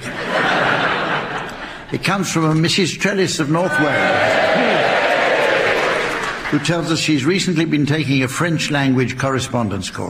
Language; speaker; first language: English; native; English